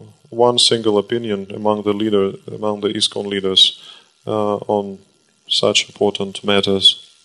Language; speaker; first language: English; non-native, fluent; Russian